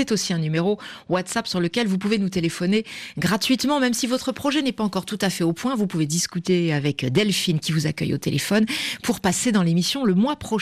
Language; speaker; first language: French; native; French